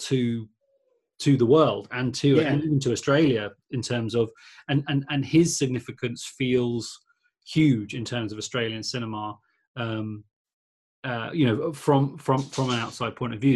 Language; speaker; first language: English; native; English